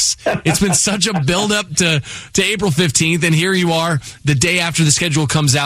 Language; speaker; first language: English; native; English